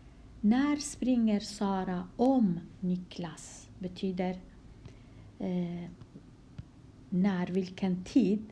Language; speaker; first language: Swedish; non-native, fluent; Kurdish